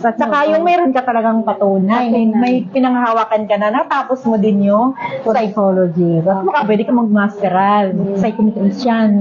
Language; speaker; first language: Filipino; non-native, local second language; Maguindanaon